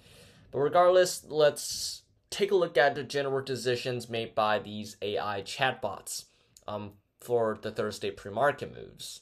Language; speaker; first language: English; non-native, fluent; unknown